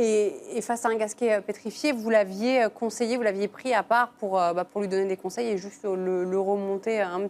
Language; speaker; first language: French; native; French